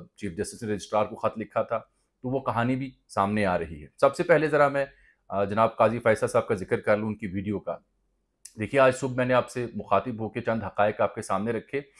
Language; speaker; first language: Urdu; native; Urdu